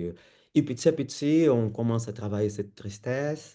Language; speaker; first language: French; non-native, fluent; Portuguese